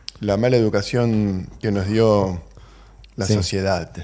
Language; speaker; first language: Spanish; native; Spanish